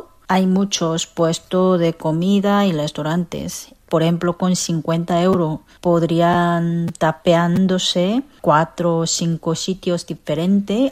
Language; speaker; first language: Spanish; non-native, fluent; Korean